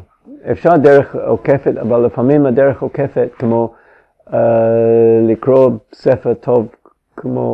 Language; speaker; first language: Hebrew; non-native, fluent; English